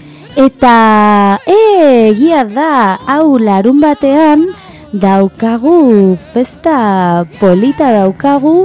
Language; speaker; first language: Basque; non-native, learner; Spanish